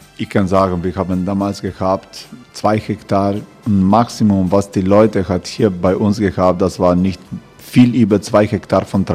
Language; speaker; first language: German; non-native, learner; Croatian